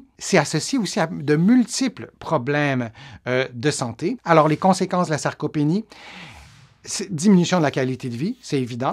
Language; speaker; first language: French; native; French